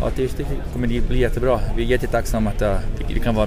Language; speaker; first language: Swedish; non-native, fluent; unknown